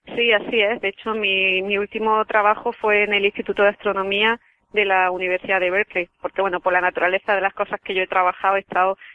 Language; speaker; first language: Spanish; native; Spanish